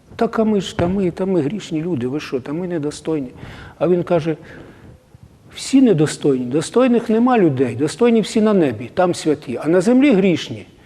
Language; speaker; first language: Ukrainian; native; Ukrainian